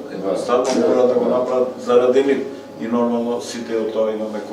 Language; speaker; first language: Macedonian; native; Macedonian